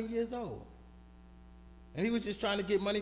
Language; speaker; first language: English; native; English